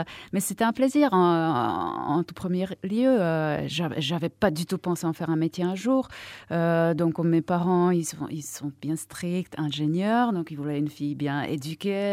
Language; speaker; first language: French; non-native, fluent; Czech